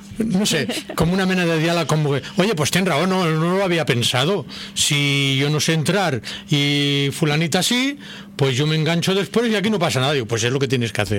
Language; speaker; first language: Spanish; non-native, local second language; Catalan